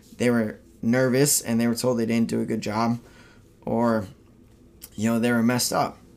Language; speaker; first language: English; native; English